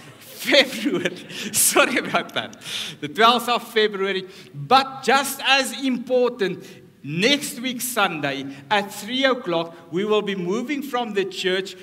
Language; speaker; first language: English; non-native, local second language; Afrikaans